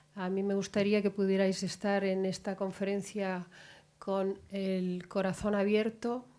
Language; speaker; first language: Spanish; non-native, local second language; Catalan